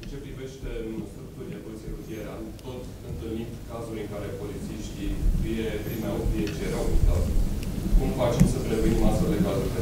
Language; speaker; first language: Romanian; native; Romanian